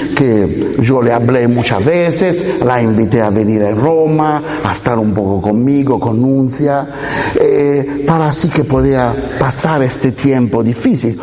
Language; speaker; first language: Spanish; non-native, fluent; Italian